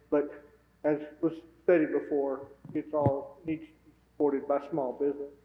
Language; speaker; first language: English; native; English